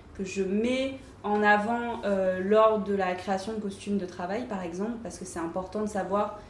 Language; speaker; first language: French; native; French